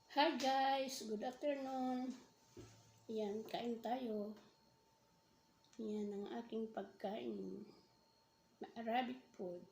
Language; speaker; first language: Filipino; non-native, local second language; Bikol